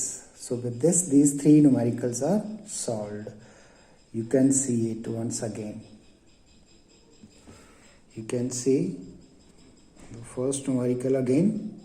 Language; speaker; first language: English; non-native, local second language; Hindi